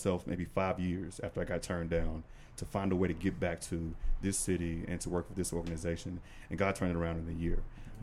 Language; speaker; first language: English; native; English